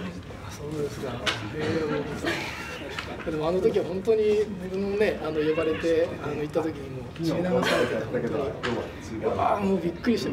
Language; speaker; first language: Japanese; native; Japanese